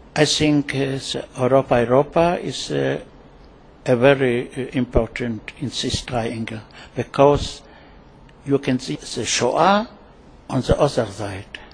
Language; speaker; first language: English; non-native, learner; German